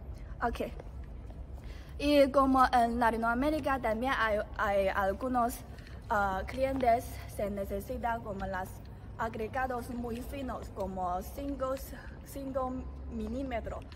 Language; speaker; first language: Spanish; non-native, learner; Chinese